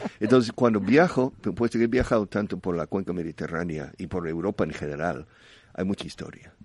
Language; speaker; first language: Spanish; non-native, fluent; English